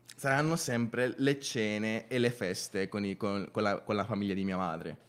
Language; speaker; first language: Italian; early bilingual, other home language; Spanish